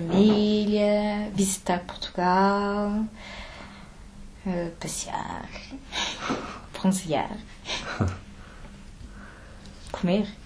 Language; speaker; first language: Portuguese; early bilingual, heritage; French